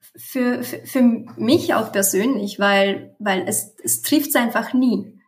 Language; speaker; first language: German; early bilingual, other home language; Romanian